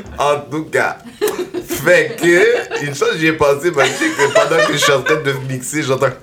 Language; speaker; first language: French; native; French